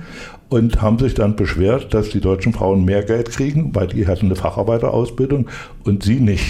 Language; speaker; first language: German; native; German